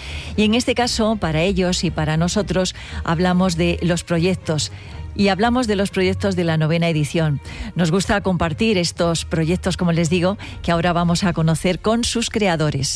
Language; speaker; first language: Spanish; native; Spanish